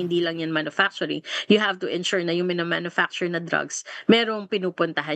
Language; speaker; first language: Filipino; native; Filipino